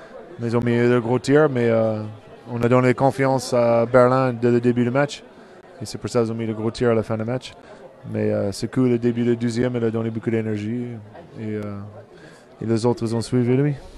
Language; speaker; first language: French; non-native, fluent; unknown